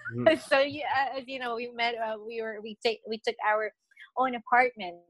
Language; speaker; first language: English; non-native, local second language; Filipino